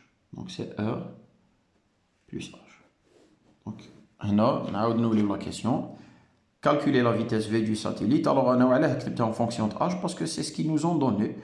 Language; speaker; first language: French; non-native, local second language; Arabic